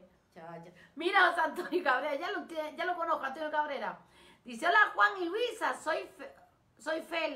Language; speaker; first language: Spanish; native; Spanish